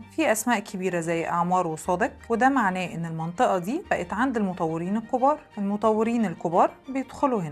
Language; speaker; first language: Arabic; native; Arabic